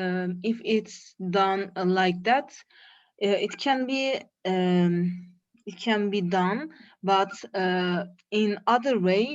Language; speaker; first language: English; non-native, learner; Turkish